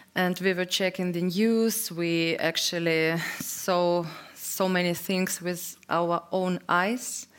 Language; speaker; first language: English; non-native, fluent; Ukrainian